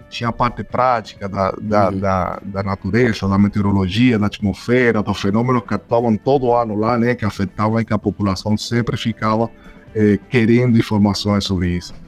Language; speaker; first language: Portuguese; non-native, fluent; Spanish